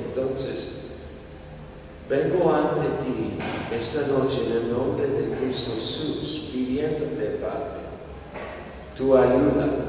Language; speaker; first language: Spanish; non-native, fluent; English